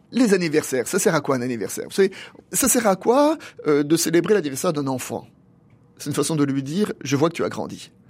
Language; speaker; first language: French; native; French